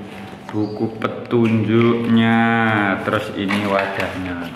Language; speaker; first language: Indonesian; native; Indonesian